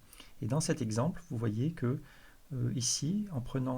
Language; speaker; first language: French; native; French